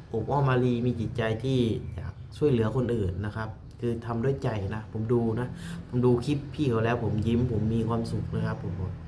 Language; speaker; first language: Thai; native; Thai